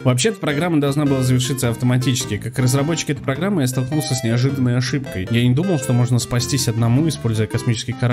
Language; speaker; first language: Russian; native; Russian